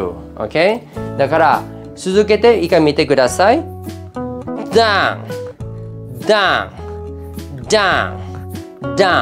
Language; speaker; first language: Japanese; non-native, fluent; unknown